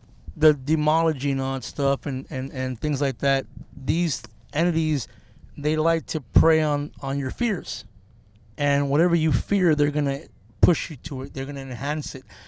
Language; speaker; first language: English; native; English